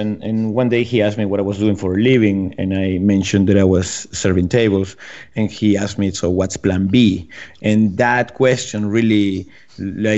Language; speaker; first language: English; non-native, fluent; Spanish